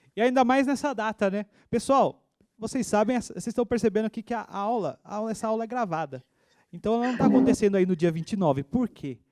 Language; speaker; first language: Portuguese; native; Portuguese